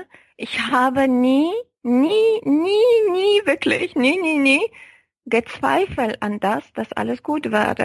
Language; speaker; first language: German; non-native, fluent; Polish